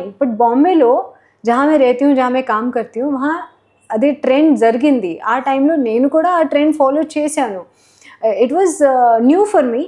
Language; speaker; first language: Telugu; non-native, learner; Hindi